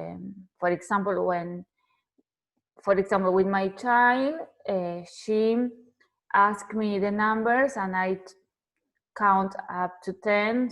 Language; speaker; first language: English; non-native, fluent; Spanish